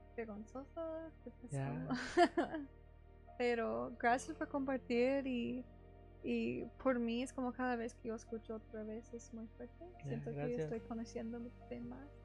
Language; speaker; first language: Spanish; non-native, learner; English